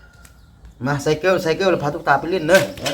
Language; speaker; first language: Thai; non-native, local second language; Lao